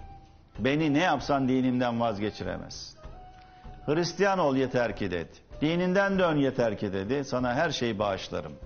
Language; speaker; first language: Turkish; native; Turkish